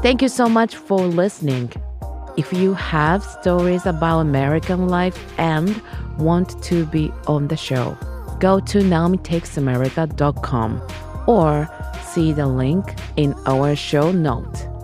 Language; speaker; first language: English; non-native, learner; Japanese